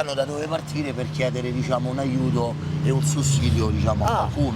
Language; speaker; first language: Italian; native; Italian